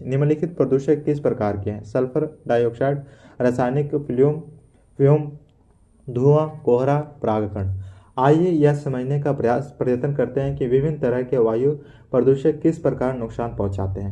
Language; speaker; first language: Hindi; native; Hindi